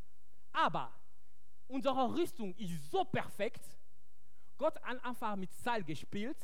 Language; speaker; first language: German; non-native, fluent; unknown